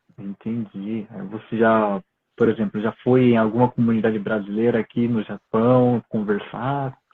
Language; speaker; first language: Portuguese; early bilingual, other home language; Japanese